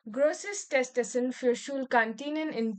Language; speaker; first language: German; non-native, learner; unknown